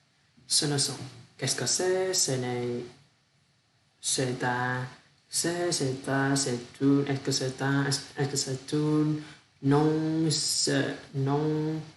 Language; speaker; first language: French; non-native, learner; Vietnamese